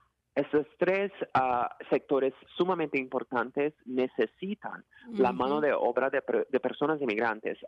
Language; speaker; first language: Spanish; non-native, fluent; Portuguese